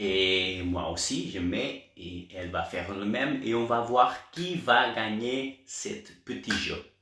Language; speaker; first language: French; non-native, learner; Portuguese